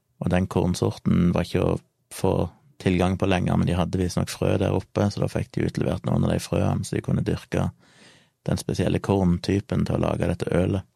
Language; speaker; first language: Norwegian; native; Norwegian